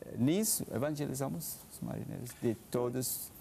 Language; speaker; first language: Portuguese; non-native, fluent; Persian